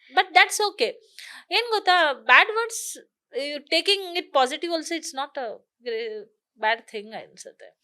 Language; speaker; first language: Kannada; non-native, local second language; Konkani